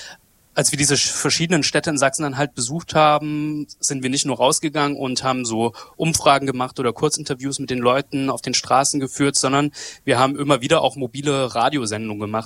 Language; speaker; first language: German; native; German